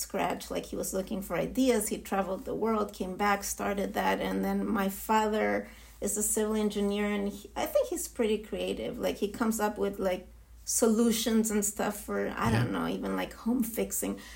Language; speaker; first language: English; non-native, fluent; Spanish